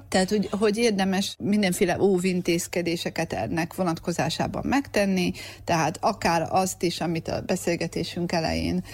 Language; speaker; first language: Hungarian; native; Hungarian